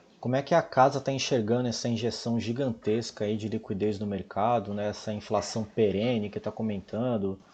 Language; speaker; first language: Portuguese; native; Portuguese